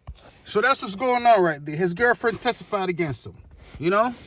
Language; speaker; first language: English; native; English